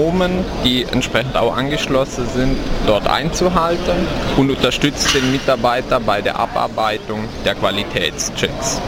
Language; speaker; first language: German; native; German